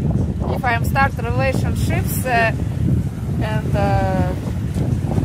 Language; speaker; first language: English; non-native, learner; Russian